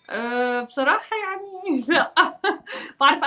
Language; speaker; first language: Arabic; native; Arabic